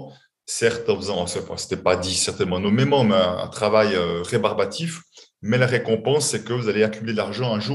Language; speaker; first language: French; native; French